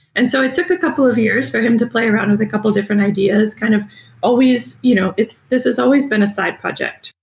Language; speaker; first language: English; native; English